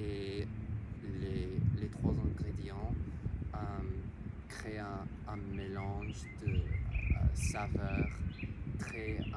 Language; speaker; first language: French; non-native, learner; English